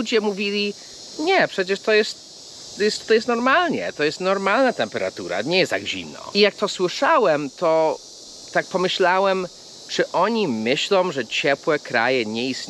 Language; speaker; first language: Polish; non-native, fluent; English